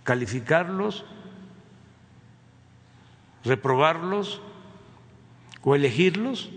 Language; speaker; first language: Spanish; native; Spanish